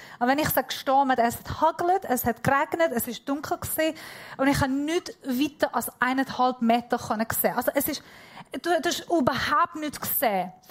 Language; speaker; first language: German; non-native, fluent; Persian